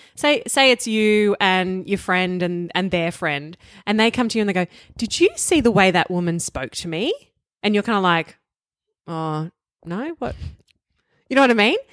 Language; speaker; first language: English; native; English